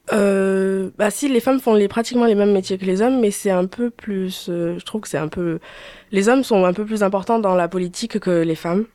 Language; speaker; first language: French; early bilingual, other home language; Chinese